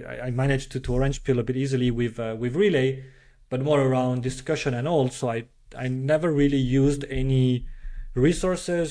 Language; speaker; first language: English; non-native, fluent; French